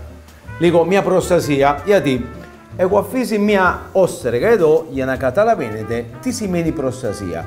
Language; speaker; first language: Greek; non-native, fluent; Italian